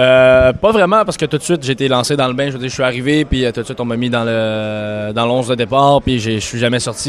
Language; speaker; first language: French; native; French